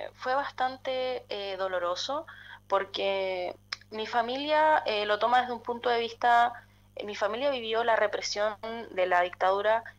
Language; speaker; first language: Spanish; native; Spanish